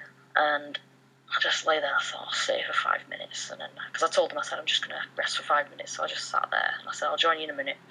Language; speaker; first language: English; native; English